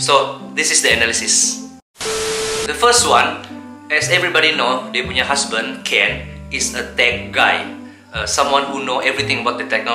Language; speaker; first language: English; non-native, local second language; Malay